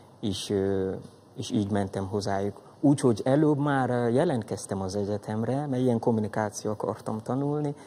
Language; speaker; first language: Hungarian; non-native, fluent; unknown